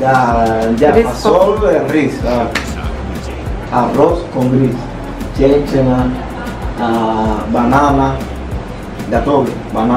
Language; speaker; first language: Russian; non-native, learner; Spanish